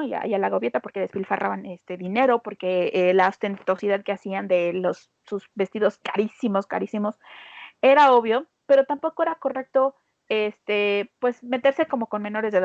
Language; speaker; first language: Spanish; native; Spanish